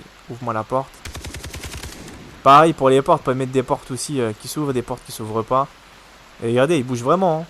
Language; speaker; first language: French; native; French